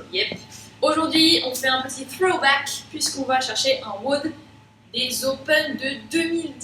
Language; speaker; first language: French; native; French